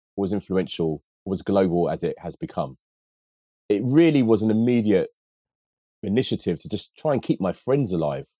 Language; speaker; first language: English; early bilingual, other home language; Akan